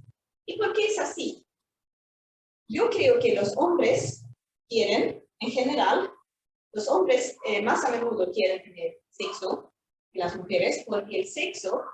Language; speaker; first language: Spanish; non-native, fluent; Swedish